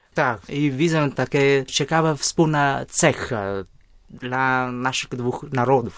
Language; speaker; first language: Polish; non-native, fluent; Vietnamese